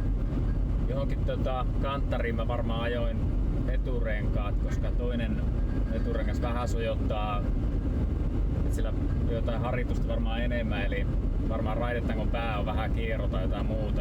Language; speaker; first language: Finnish; native; Finnish